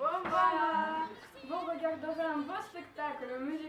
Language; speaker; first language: French; non-native, learner; Russian